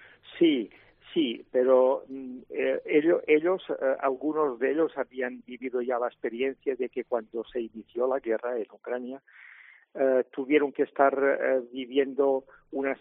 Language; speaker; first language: Spanish; non-native, local second language; Catalan